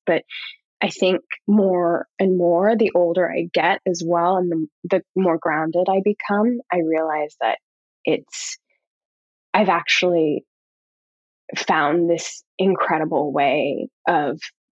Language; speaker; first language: English; native; English